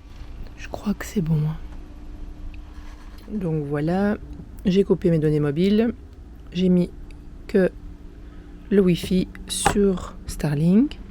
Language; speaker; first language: French; native; French